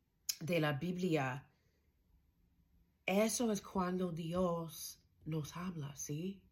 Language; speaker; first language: Spanish; non-native, learner; English